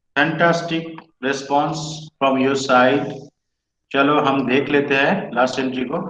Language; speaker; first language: Hindi; non-native, local second language; Bangla